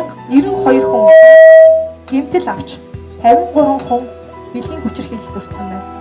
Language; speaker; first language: Mongolian; native; Mongolian